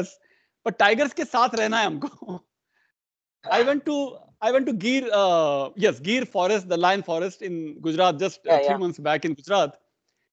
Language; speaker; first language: English; non-native, local second language; Hindi